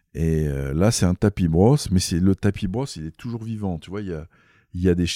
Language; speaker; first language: French; native; French